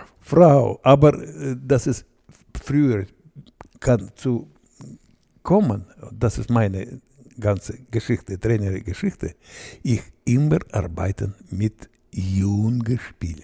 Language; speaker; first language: German; non-native, learner; Russian